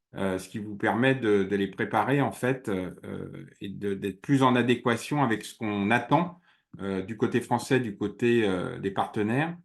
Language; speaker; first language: French; native; French